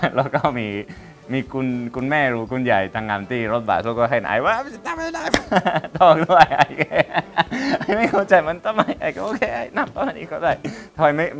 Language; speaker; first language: Thai; non-native, learner; Spanish